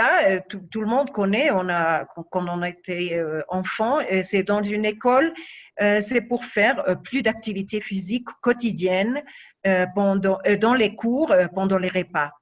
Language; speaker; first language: French; non-native, fluent; Spanish